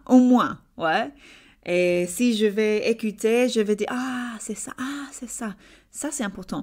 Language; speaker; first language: French; non-native, learner; English